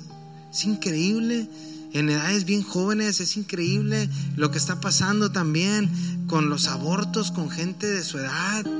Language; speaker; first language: Spanish; native; Spanish